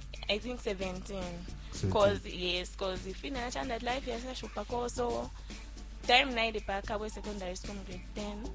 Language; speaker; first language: English; non-native, local second language; Bemba